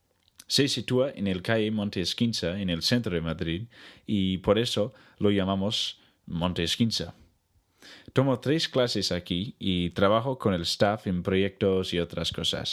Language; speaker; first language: Spanish; non-native, learner; English